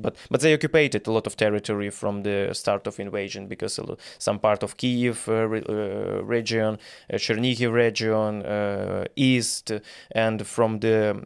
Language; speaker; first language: English; non-native, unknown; Ukrainian